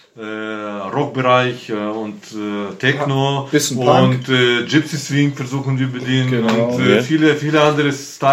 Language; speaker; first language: German; non-native, fluent; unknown